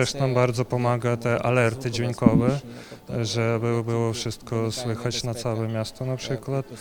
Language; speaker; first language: Polish; non-native, learner; Ukrainian